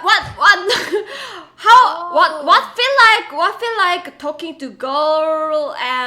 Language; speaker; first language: English; non-native, learner; Korean